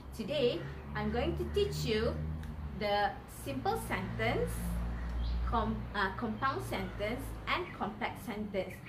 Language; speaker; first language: English; non-native, local second language; Malay